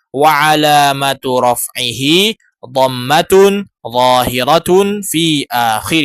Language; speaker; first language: Arabic; non-native, fluent; Indonesian